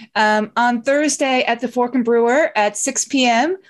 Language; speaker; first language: English; native; English